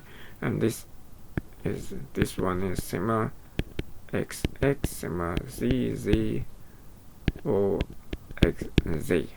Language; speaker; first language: English; non-native, fluent; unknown